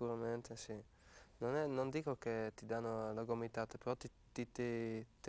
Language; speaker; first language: Italian; non-native, fluent; Dutch